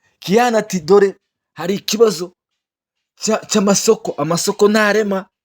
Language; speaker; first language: Kinyarwanda; native; Kinyarwanda